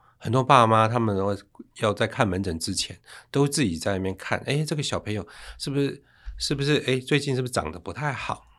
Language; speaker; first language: Chinese; native; Chinese